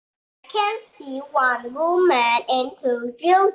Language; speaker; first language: English; non-native, learner; Vietnamese